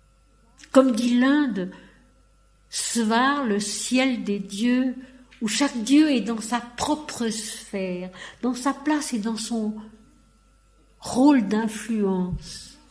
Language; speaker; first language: French; native; French